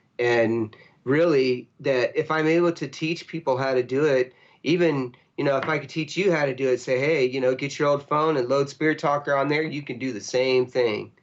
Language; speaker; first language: English; native; English